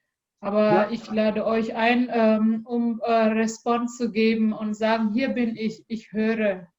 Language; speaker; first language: German; non-native, learner; Indonesian